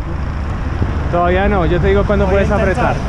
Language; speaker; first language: Spanish; native; Spanish